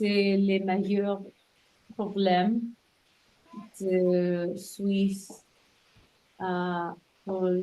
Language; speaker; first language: French; non-native, learner; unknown